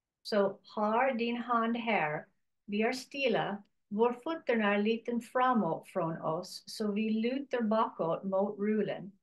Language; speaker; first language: Swedish; non-native, learner; English